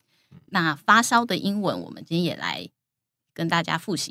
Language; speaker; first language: Chinese; native; Chinese